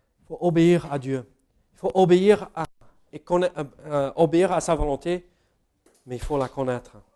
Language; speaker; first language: French; non-native, fluent; English